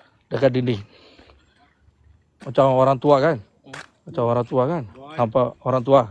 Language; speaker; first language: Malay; non-native, local second language; Tamil